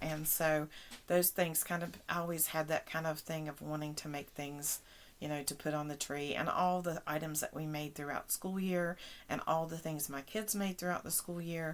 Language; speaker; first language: English; native; English